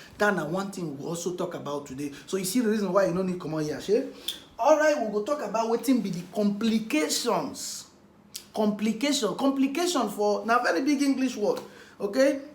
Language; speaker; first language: Nigerian Pidgin; non-native, local second language; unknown